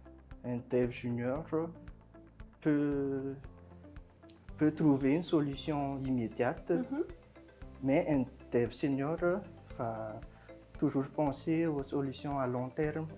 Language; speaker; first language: French; non-native, local second language; Malagasy